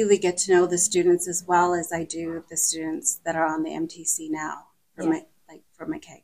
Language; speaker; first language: English; native; English